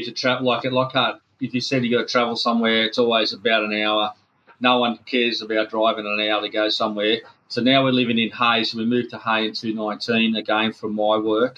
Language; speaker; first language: English; native; English